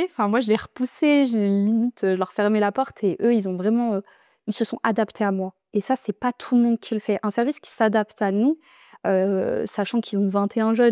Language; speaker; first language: French; native; French